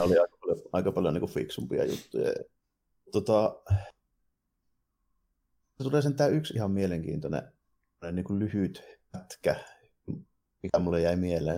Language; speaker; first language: Finnish; native; Finnish